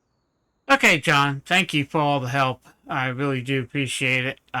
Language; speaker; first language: English; native; English